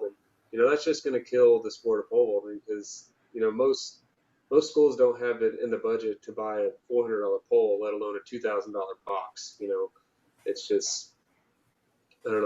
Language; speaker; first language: English; native; English